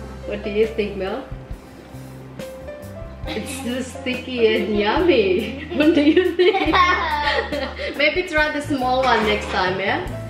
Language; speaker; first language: English; non-native, fluent; Indonesian